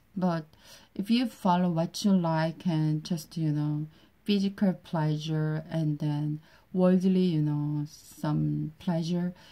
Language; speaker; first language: English; non-native, learner; Korean